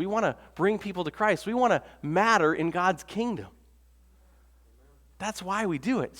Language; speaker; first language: English; native; English